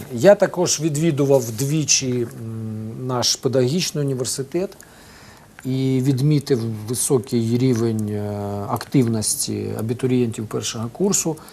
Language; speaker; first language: Ukrainian; native; Ukrainian